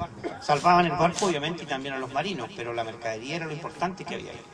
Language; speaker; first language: Spanish; native; Spanish